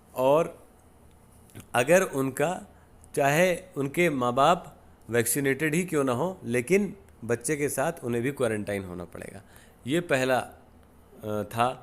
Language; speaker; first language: Hindi; native; Hindi